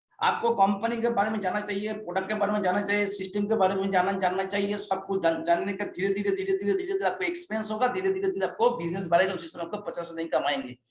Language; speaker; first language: Hindi; non-native, local second language; Bangla